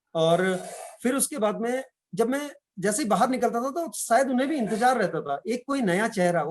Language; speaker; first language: Hindi; non-native, local second language; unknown